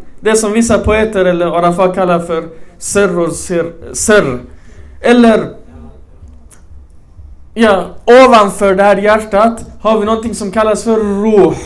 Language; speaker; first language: Swedish; early bilingual, other home language; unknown